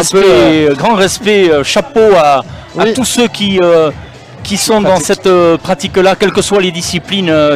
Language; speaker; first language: French; native; French